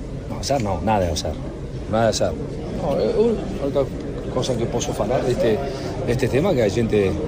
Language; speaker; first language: Portuguese; non-native, fluent; Spanish